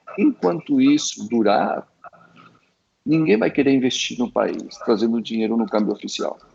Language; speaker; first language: Portuguese; early bilingual, other home language; Spanish